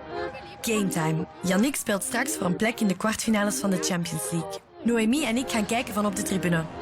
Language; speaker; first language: Dutch; native; Dutch